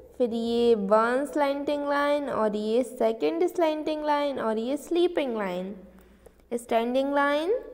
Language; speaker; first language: Hindi; native; Hindi